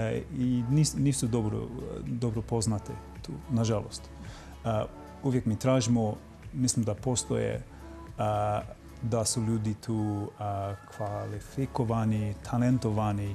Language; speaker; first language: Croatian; non-native, fluent; English